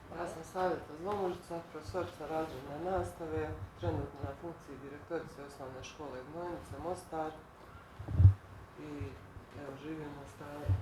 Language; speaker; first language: Bosnian; native; Bosnian